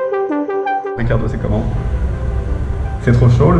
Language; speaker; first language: French; native; French